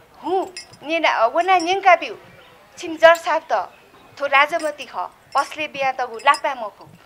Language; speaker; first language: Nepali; non-native, local second language; Newari